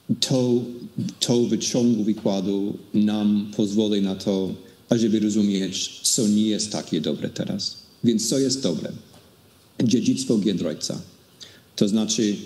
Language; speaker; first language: Polish; non-native, fluent; English